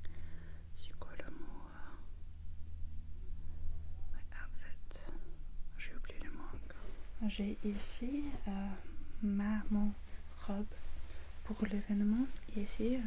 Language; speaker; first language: French; non-native, learner; English